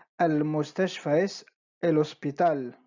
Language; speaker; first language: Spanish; non-native, fluent; Arabic